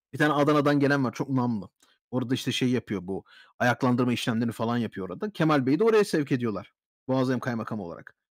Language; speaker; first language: Turkish; native; Turkish